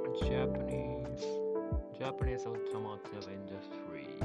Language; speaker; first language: English; non-native, learner; Japanese